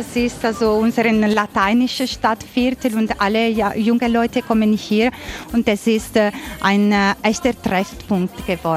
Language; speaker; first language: German; non-native, fluent; Italian